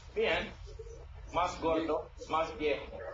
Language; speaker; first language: Spanish; non-native, learner; English